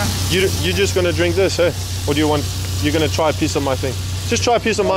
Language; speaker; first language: English; native; English